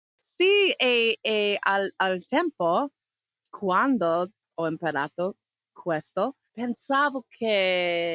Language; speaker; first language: Italian; non-native, learner; English